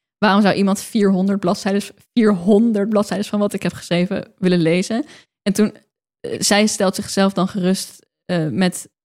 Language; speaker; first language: Dutch; native; Dutch